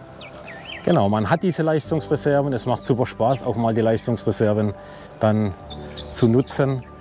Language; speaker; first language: German; native; German